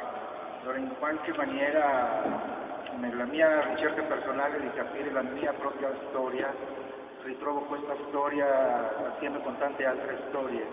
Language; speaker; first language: Italian; non-native, fluent; Spanish